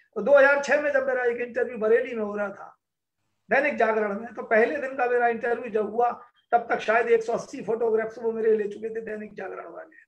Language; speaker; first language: Hindi; native; Hindi